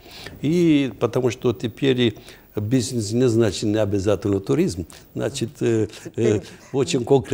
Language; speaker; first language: Russian; non-native, fluent; Romanian